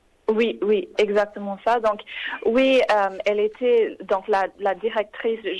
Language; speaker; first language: French; non-native, fluent; English